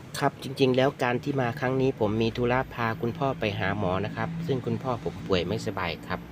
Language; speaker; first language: Thai; non-native, local second language; Northeastern Thai